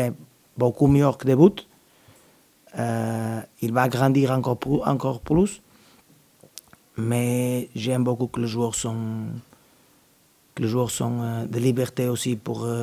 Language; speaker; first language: French; non-native, learner; Portuguese